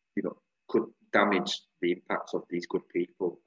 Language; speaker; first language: English; native; English